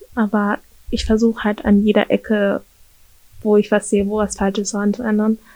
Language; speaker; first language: German; early bilingual, other home language; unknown